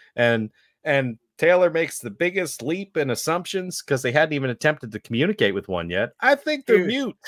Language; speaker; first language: English; native; English